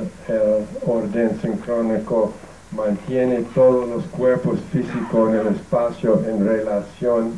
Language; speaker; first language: Spanish; non-native, fluent; English